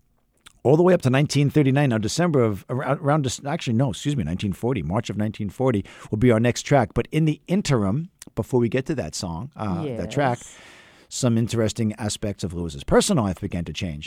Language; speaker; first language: English; native; English